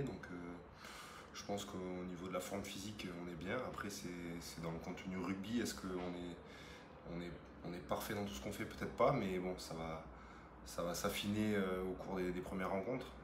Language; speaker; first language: French; native; French